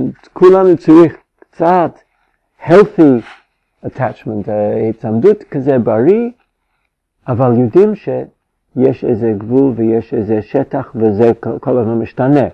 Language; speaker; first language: Hebrew; non-native, fluent; English